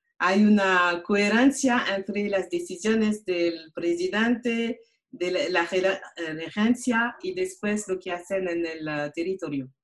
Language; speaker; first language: Spanish; non-native, learner; French